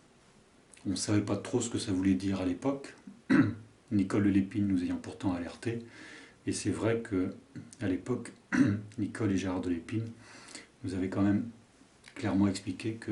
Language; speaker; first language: French; native; French